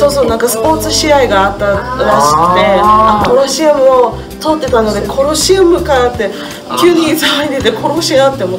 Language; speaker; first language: Japanese; non-native, fluent; English